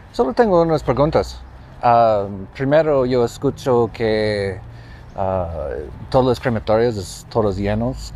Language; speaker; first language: Spanish; non-native, learner; English